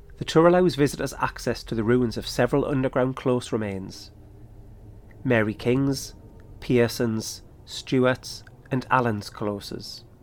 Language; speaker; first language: English; native; English